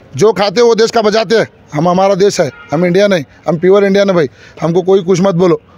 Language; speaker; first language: Hindi; native; Hindi